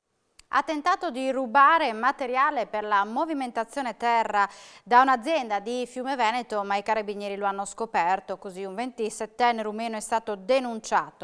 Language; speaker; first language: Italian; native; Italian